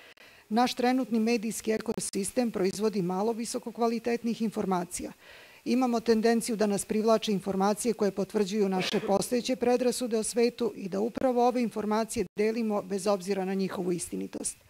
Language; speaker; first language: Bosnian; native; Bosnian